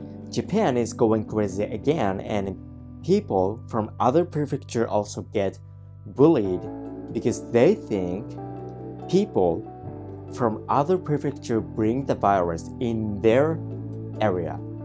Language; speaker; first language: English; non-native, fluent; Japanese